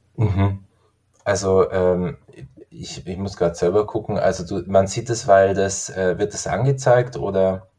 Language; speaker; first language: German; native; German